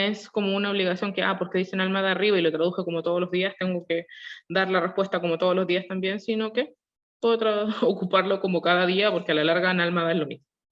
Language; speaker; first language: Spanish; non-native, learner; Korean